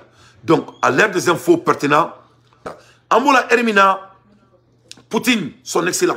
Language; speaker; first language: French; non-native, local second language; Bambara